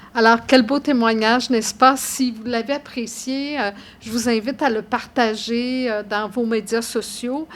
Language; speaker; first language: French; native; French